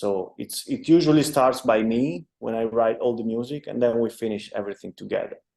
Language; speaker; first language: English; non-native, fluent; Italian